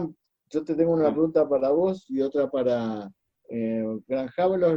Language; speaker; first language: Spanish; native; Spanish